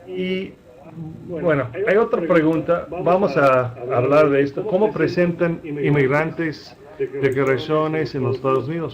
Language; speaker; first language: Spanish; non-native, fluent; English